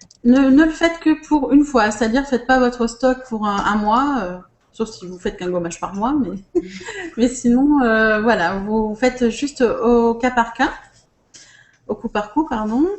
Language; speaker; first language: French; native; French